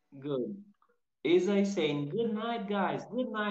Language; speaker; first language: English; non-native, fluent; Portuguese